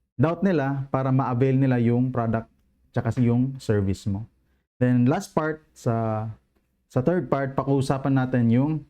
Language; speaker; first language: Filipino; non-native, local second language; Cebuano